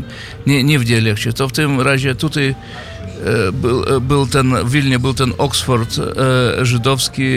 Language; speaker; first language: Polish; non-native, fluent; Yiddish